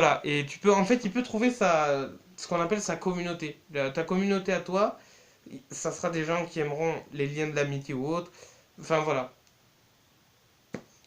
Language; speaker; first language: French; native; French